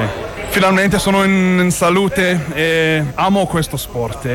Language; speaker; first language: Italian; non-native, learner; English